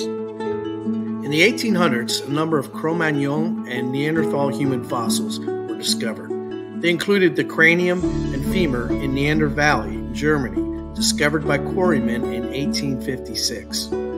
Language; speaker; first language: English; native; English